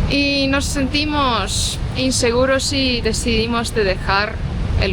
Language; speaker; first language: Spanish; non-native, fluent; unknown